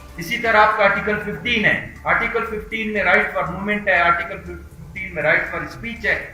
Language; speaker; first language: Urdu; non-native, local second language; Baluchi